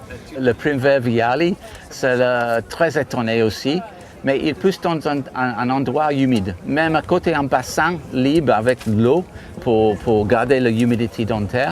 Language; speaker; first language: French; non-native, fluent; English